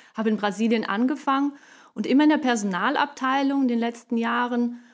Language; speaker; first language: German; non-native, fluent; Portuguese